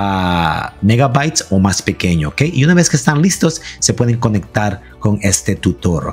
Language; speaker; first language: Spanish; early bilingual, heritage; Spanish